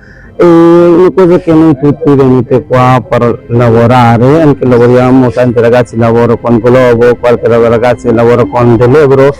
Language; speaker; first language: Italian; non-native, learner; Urdu